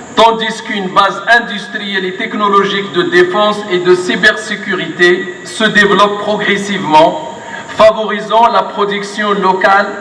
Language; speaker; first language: French; non-native, local second language; Arabic